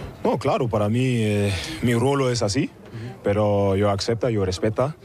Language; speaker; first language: Spanish; non-native, fluent; German